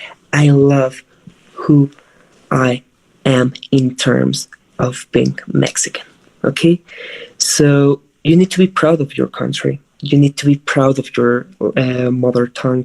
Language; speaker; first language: English; non-native, fluent; Spanish